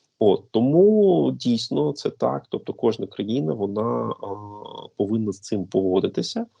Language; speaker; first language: Ukrainian; native; Ukrainian